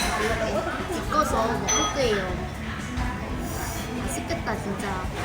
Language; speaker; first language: Korean; non-native, learner; Vietnamese